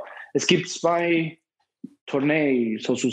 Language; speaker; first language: German; non-native, fluent; Spanish